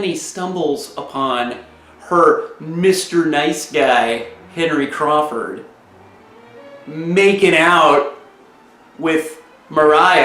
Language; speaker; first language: English; native; English